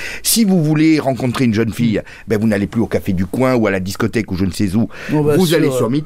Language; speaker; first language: French; native; French